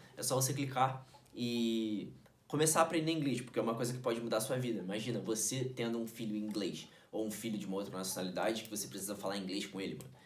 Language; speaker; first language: Portuguese; native; Portuguese